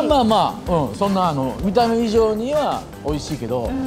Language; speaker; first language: Japanese; native; Japanese